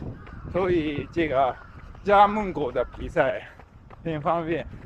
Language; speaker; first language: Chinese; non-native, learner; Japanese